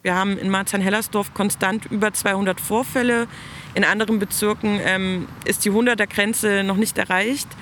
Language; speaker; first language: German; native; German